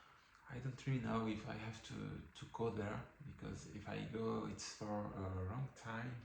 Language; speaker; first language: English; non-native, learner; French